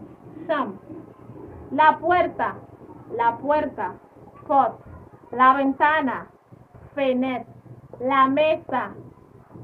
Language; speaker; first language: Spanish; non-native, fluent; Haitian Creole